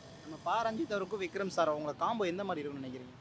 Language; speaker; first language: Tamil; native; Tamil